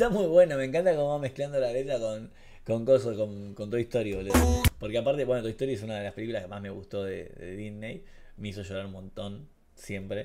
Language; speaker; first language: Spanish; native; Spanish